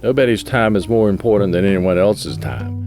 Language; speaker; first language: English; native; English